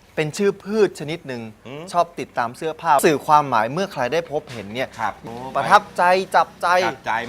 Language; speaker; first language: Thai; native; Thai